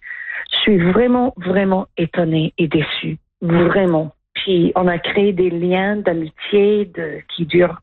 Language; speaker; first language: French; non-native, local second language; English